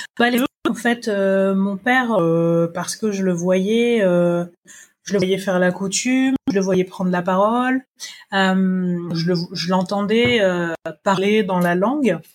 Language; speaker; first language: French; native; French